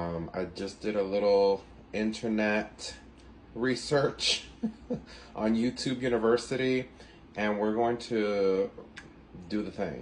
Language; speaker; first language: English; native; English